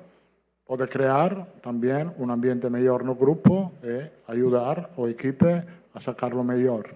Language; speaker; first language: Portuguese; non-native, fluent; Italian